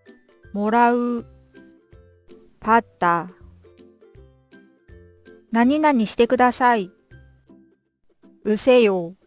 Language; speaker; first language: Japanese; non-native, fluent; Korean